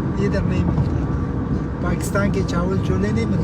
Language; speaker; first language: Hindi; non-native, learner; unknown